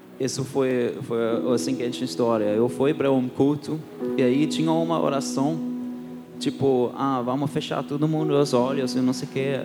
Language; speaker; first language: Portuguese; non-native, fluent; German